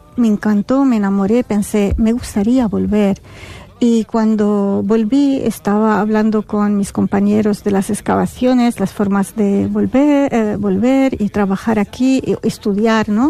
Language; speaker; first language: Spanish; non-native, fluent; Arabic